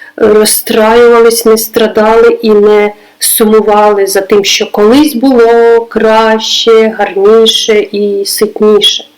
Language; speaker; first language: Ukrainian; non-native, local second language; Russian